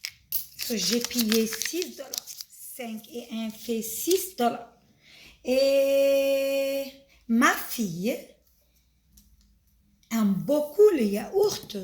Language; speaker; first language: French; non-native, fluent; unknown